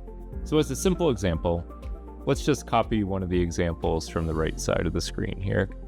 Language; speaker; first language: English; native; English